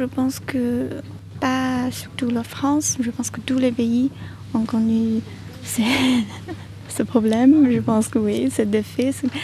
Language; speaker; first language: French; non-native, fluent; Chinese